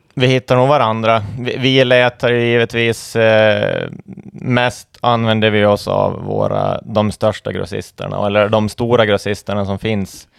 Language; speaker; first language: Swedish; native; Swedish